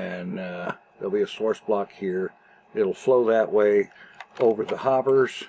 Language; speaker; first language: English; native; English